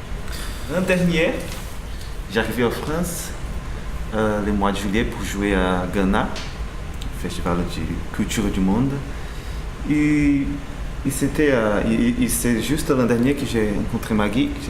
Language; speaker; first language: French; non-native, learner; Portuguese